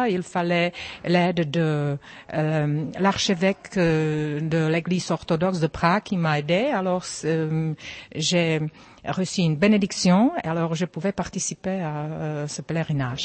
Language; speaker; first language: French; non-native, fluent; Czech